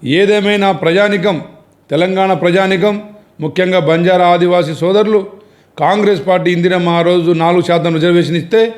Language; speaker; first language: Telugu; non-native, local second language; Lambadi